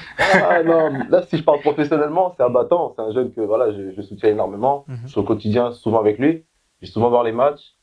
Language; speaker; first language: French; native; French